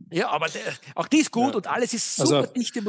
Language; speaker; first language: German; native; German